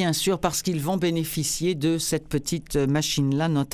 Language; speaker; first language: French; native; French